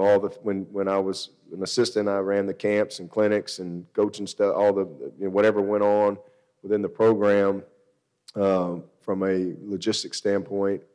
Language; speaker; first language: English; native; English